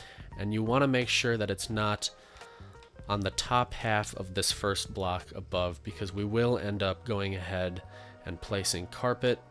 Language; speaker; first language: English; native; English